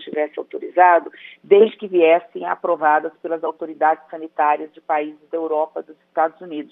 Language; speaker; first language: Portuguese; native; Portuguese